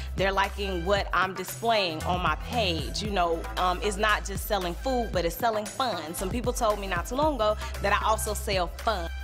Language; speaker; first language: English; native; English